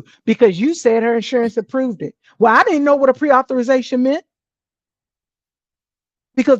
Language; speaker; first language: English; native; English